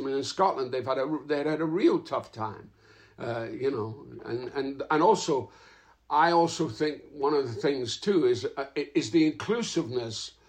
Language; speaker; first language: English; native; English